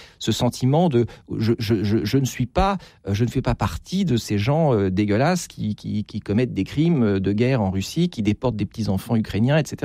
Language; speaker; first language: French; native; French